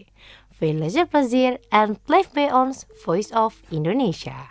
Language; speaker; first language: Dutch; non-native, learner; Indonesian